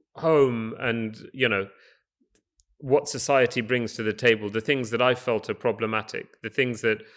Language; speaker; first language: English; native; English